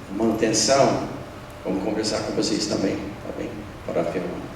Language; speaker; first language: Portuguese; non-native, fluent; English